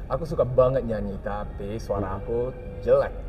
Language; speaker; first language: Indonesian; early bilingual, heritage; English